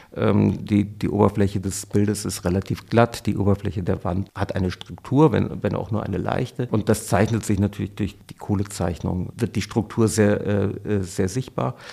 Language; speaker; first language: German; native; German